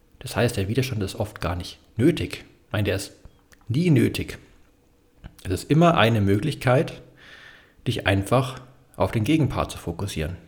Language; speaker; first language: German; native; German